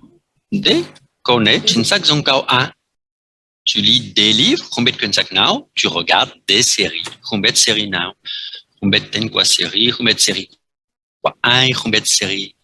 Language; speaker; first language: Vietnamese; non-native, fluent; French